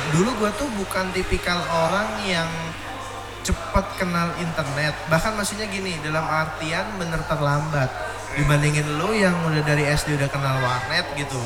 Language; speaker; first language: Indonesian; native; Indonesian